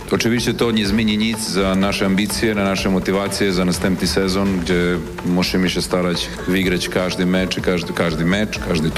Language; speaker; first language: Polish; non-native, fluent; Serbian